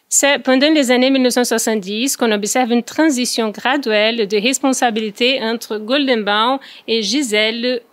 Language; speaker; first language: French; non-native, fluent; Portuguese